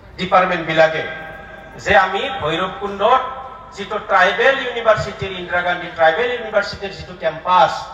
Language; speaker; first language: Assamese; non-native, local second language; Bodo